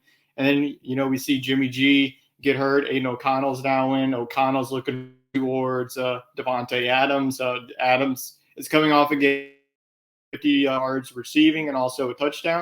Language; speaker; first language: English; native; English